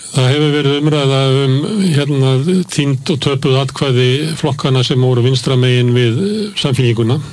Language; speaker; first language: Icelandic; native; Icelandic